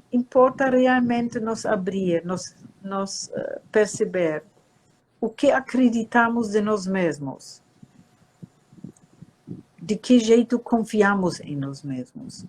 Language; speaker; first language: Portuguese; non-native, fluent; German